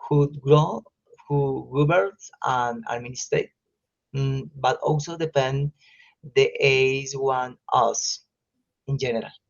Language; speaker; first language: English; non-native, learner; Spanish